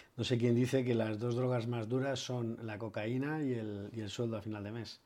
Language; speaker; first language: Spanish; native; Spanish